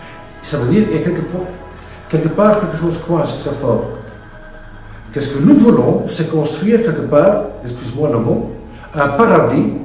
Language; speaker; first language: French; non-native, local second language; Dutch